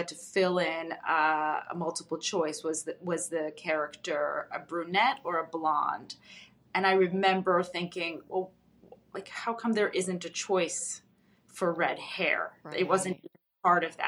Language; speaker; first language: English; early bilingual, other home language; Russian